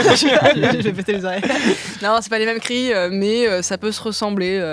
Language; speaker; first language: French; native; French